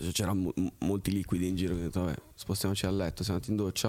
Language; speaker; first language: Italian; early bilingual, other home language; French